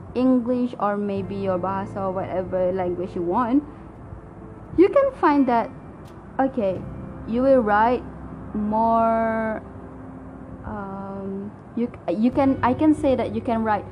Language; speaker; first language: English; non-native, local second language; Malay